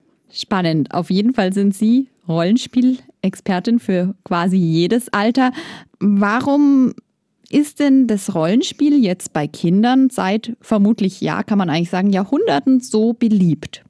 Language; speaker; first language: German; native; German